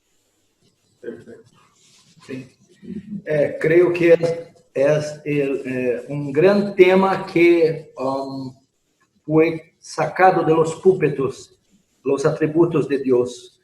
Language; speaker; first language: Spanish; non-native, fluent; Portuguese